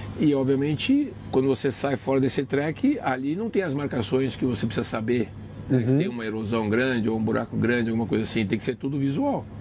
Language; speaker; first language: Portuguese; native; Portuguese